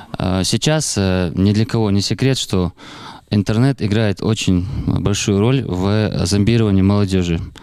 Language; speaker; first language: Russian; non-native, local second language; Ingush